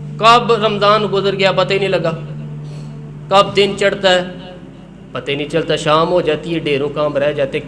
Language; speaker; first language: Urdu; non-native, local second language; Punjabi